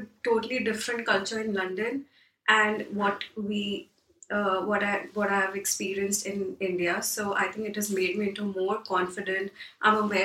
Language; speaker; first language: English; non-native, local second language; Hindi